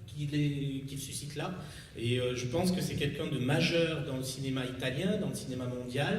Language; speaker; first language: French; native; French